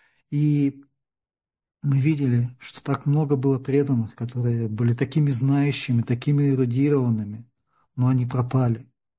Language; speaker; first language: Russian; native; Russian